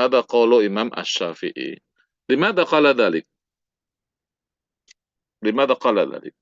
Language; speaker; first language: Arabic; non-native, fluent; Indonesian